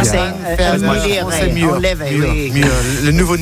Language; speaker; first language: French; non-native, learner; English